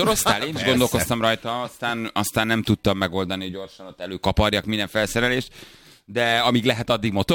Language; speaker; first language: Hungarian; native; Hungarian